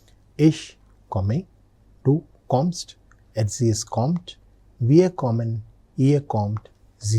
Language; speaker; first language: German; non-native, fluent; Telugu